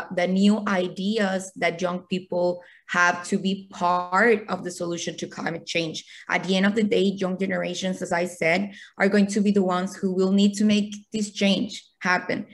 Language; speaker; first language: English; non-native, fluent; Spanish